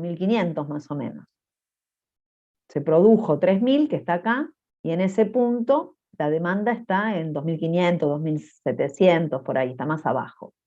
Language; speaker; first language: Spanish; native; Spanish